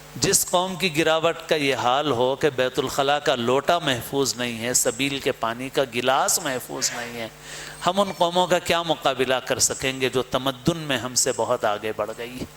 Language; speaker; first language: Urdu; native; Urdu